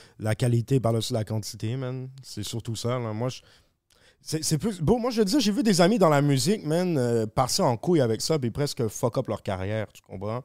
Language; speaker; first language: French; native; French